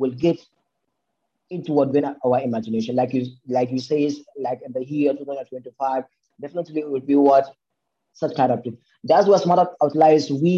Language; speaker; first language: English; non-native, local second language; Hausa